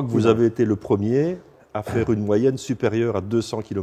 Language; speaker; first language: French; native; French